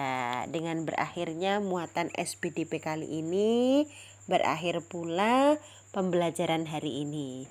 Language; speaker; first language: Indonesian; native; Indonesian